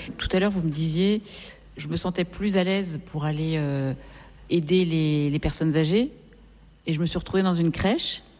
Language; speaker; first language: French; native; French